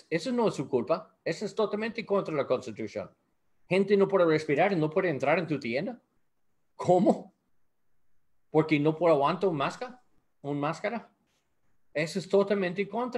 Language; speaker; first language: Spanish; non-native, learner; English